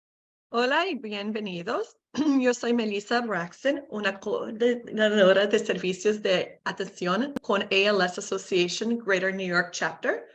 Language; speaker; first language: Spanish; non-native, learner; English